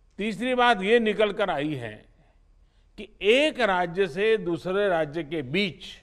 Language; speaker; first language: Hindi; non-native, local second language; Gujarati